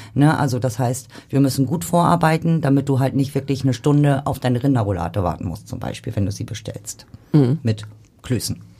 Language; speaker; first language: German; native; German